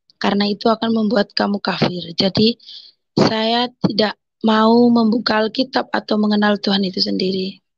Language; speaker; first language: Indonesian; non-native, local second language; Madurese